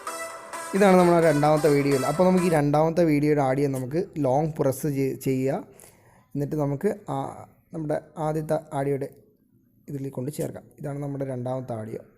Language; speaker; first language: Malayalam; native; Malayalam